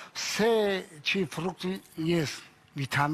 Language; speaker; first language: Russian; non-native, learner; Tajik